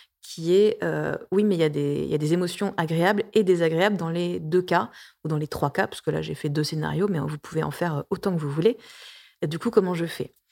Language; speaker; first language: French; native; French